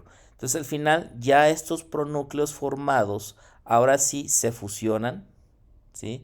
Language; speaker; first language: Spanish; native; Spanish